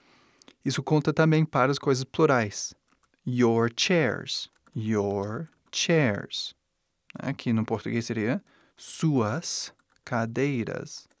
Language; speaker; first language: Portuguese; non-native, fluent; English